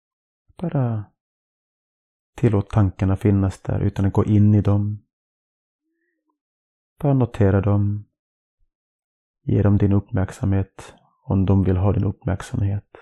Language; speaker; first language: Swedish; non-native, fluent; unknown